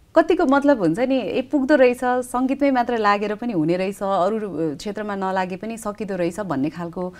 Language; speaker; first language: Nepali; native; Nepali